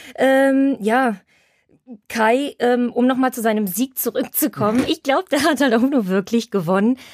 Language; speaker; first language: German; early bilingual, heritage; Polish